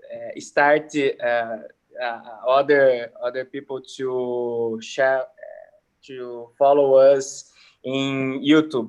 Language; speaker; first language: English; non-native, learner; Portuguese